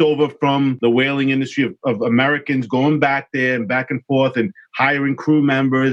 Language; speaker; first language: English; non-native, fluent; Kabuverdianu